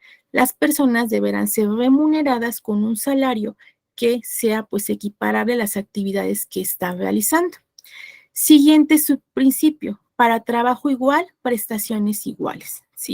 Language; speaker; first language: Spanish; native; Spanish